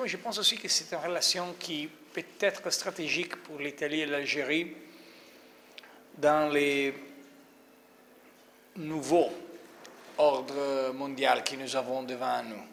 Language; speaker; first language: French; non-native, fluent; Italian